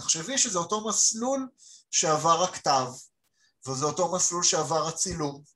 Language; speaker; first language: Hebrew; native; Hebrew